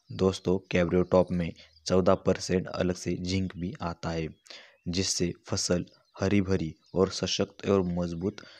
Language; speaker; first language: Hindi; non-native, local second language; Marathi